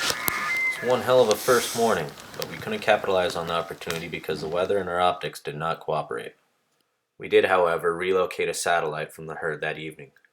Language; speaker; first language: English; native; English